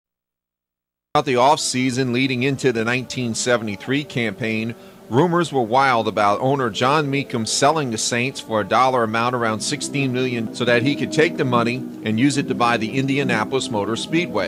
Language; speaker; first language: English; native; English